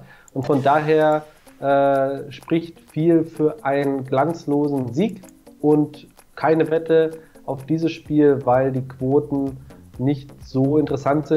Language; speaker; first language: German; native; German